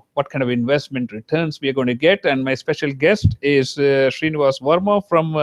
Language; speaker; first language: English; non-native, local second language; Kannada